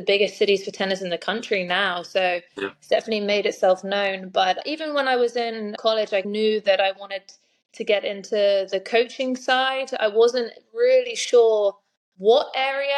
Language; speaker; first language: English; native; English